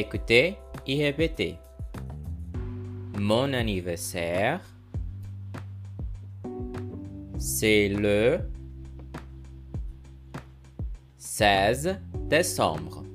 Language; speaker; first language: French; non-native, fluent; Portuguese